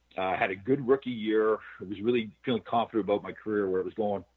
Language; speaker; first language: English; native; English